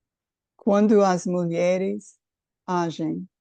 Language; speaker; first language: Portuguese; non-native, fluent; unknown